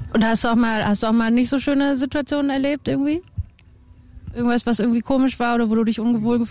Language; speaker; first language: German; native; German